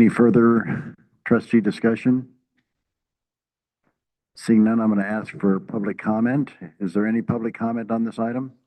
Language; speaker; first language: English; native; English